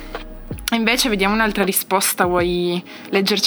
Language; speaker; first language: Italian; native; Italian